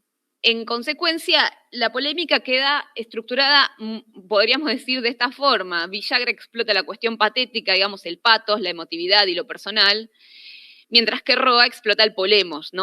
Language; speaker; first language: Spanish; native; Spanish